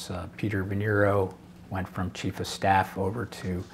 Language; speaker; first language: English; native; English